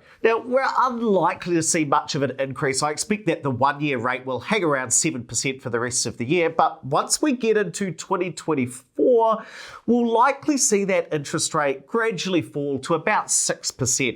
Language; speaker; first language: English; native; English